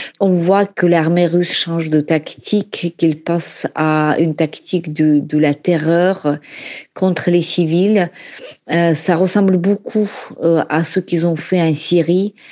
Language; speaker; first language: French; non-native, fluent; Ukrainian